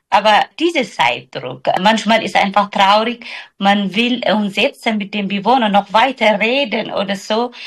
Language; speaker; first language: German; non-native, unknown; Somali